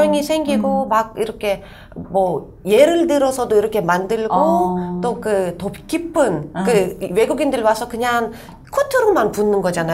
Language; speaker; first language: Korean; non-native, fluent; Russian